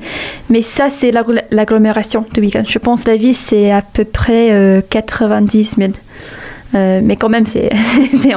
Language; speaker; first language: French; non-native, fluent; English